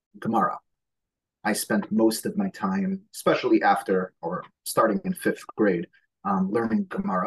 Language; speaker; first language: English; early bilingual, other home language; Hebrew